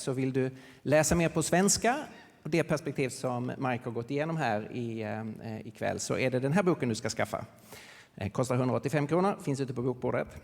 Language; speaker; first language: Swedish; native; Swedish